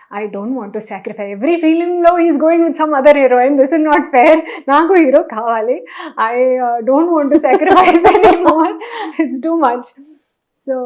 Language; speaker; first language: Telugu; non-native, learner; Hindi